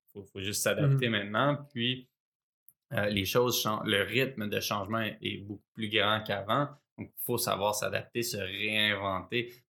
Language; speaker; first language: French; native; French